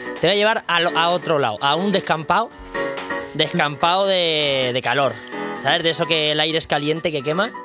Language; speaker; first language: Spanish; native; Spanish